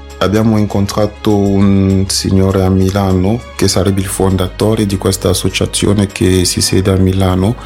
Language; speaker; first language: Italian; non-native, fluent; French